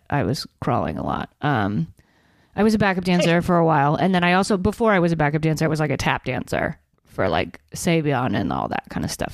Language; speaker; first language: English; native; English